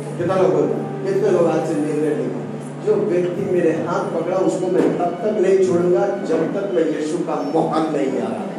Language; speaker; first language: Hindi; non-native, local second language; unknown